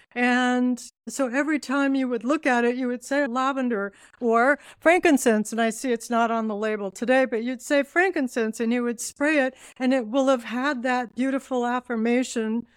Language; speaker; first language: English; native; English